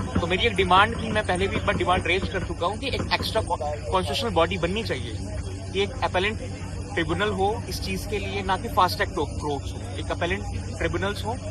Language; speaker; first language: Hindi; native; Hindi